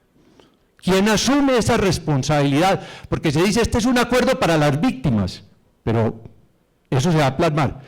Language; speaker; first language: Spanish; native; Spanish